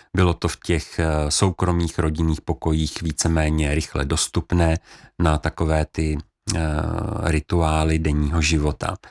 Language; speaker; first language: Czech; native; Czech